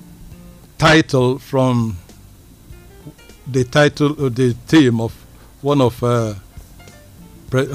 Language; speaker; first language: English; non-native, local second language; Yoruba